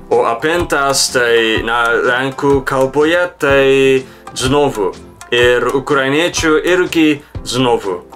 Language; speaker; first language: Lithuanian; non-native, fluent; Japanese